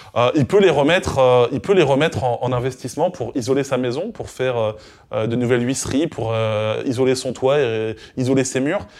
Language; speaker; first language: French; native; French